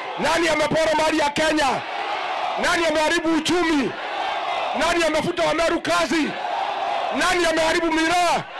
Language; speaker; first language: Swahili; non-native, local second language; Kikuyu